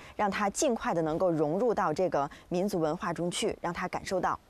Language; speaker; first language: Chinese; native; Chinese